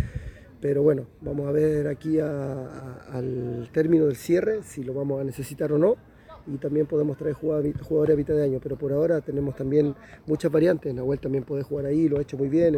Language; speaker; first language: Spanish; native; Spanish